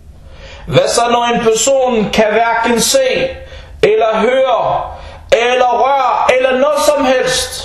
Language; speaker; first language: Danish; early bilingual, other home language; Arabic